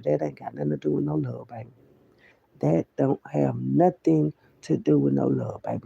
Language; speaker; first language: English; native; English